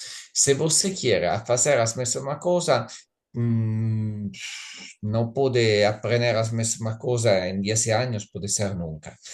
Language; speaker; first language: Spanish; non-native, learner; Italian